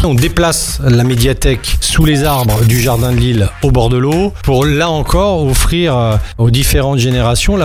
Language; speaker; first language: French; native; French